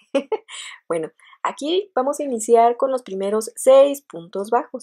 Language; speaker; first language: Spanish; native; Spanish